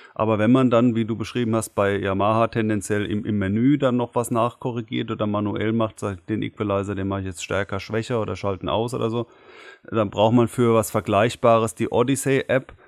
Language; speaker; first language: German; native; German